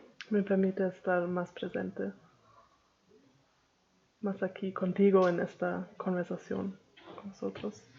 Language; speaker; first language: Spanish; non-native, learner; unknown